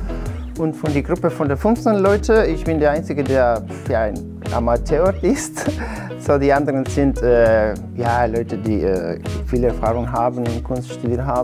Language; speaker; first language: German; non-native, fluent; Spanish